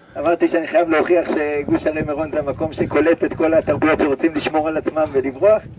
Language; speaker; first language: Hebrew; native; Hebrew